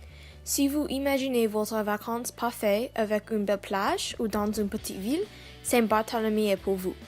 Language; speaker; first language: French; non-native, learner; English